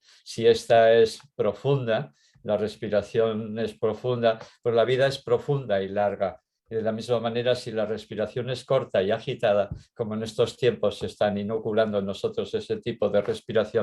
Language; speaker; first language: Spanish; native; Spanish